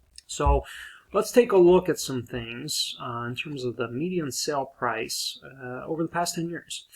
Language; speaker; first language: English; native; English